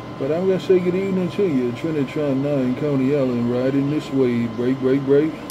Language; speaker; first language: English; native; English